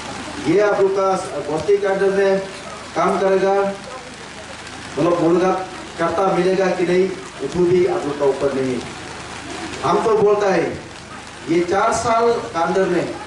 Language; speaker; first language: Hindi; non-native, local second language; Khasi